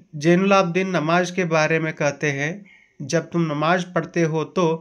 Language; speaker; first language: Hindi; non-native, local second language; Kannada